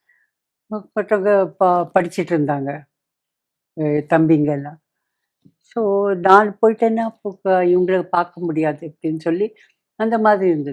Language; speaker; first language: Tamil; non-native, local second language; Kannada